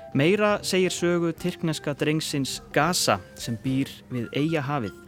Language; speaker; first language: Icelandic; native; Icelandic